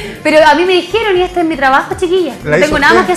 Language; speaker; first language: Spanish; native; Spanish